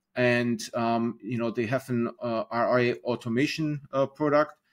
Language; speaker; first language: English; non-native, fluent; German